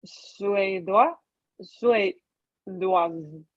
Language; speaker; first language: French; non-native, learner; Chinese